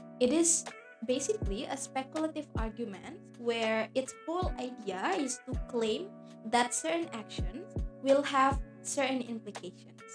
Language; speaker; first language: English; non-native, fluent; Indonesian